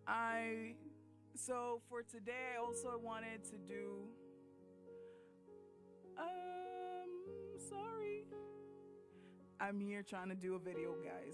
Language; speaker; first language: English; native; English